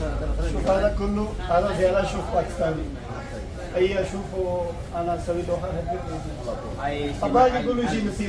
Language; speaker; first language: Arabic; non-native, learner; Urdu